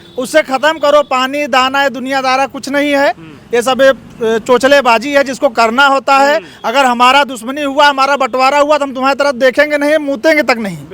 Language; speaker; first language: Hindi; native; Hindi